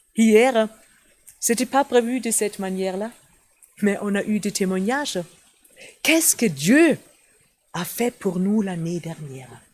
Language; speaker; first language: French; non-native, fluent; German